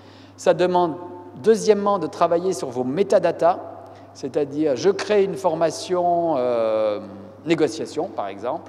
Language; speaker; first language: French; native; French